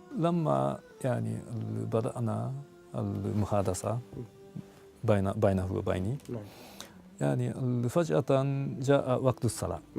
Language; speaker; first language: Arabic; non-native, fluent; Japanese